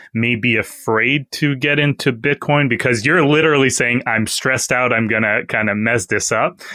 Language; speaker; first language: English; non-native, fluent; French